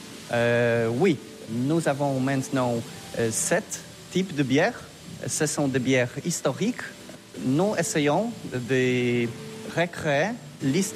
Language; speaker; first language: French; non-native, learner; Polish